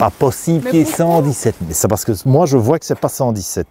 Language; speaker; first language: French; native; French